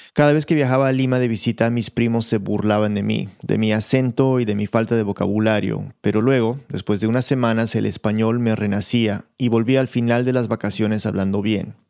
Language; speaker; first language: Spanish; early bilingual, heritage; Spanish